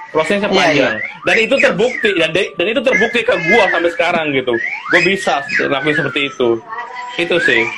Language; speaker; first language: Indonesian; non-native, local second language; Sundanese